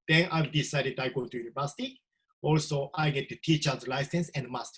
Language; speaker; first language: English; non-native, learner; Japanese